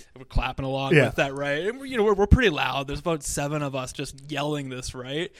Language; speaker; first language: English; native; English